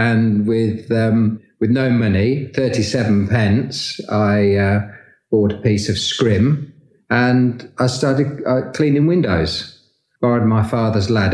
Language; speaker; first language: English; native; English